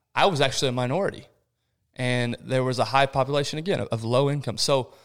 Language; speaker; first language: English; early bilingual, other home language; Portuguese